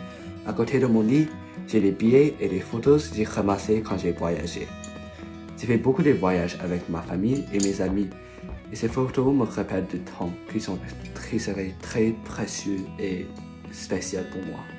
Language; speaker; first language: French; non-native, learner; English